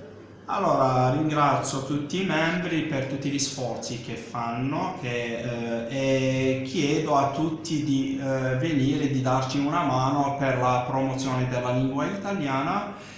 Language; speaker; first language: Italian; non-native, fluent; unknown